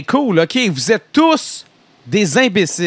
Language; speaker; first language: French; native; French